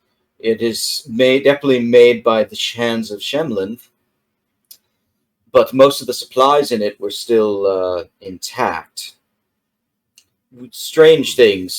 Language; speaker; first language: English; native; English